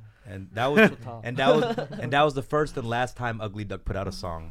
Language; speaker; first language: English; early bilingual, other home language; Korean